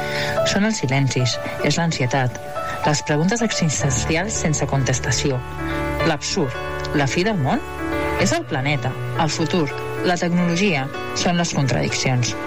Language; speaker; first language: Catalan; native; Catalan